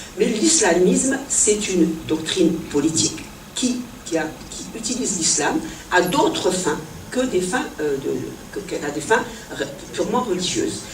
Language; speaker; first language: French; non-native, local second language; Arabic